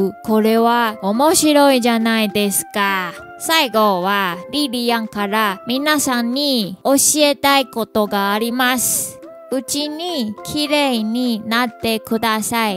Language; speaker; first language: Japanese; non-native, learner; Chinese